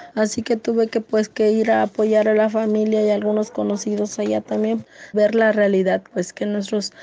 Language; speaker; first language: Spanish; native; Spanish